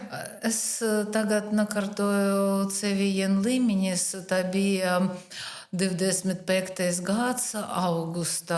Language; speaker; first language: Latvian; non-native, learner; Russian